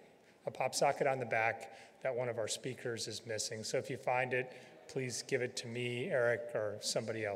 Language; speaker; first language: English; native; English